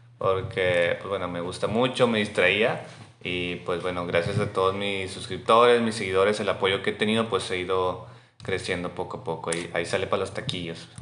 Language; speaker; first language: Spanish; native; Spanish